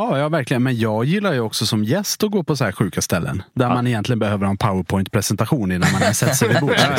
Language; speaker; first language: Swedish; native; Swedish